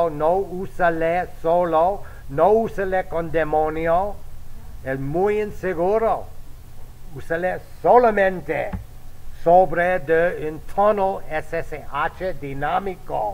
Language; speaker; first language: Spanish; non-native, fluent; English